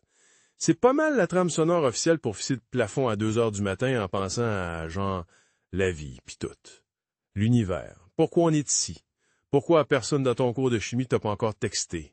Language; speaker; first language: French; native; French